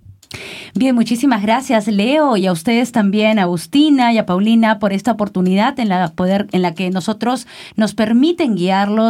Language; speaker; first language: Spanish; native; Spanish